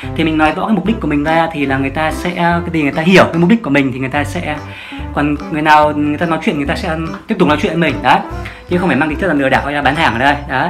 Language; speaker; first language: Vietnamese; native; Vietnamese